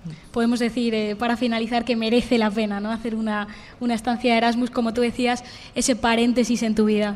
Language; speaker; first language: Spanish; native; Spanish